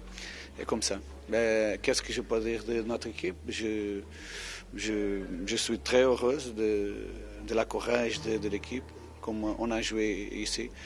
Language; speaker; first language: French; non-native, fluent; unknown